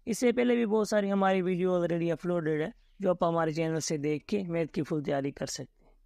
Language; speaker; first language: Urdu; native; Urdu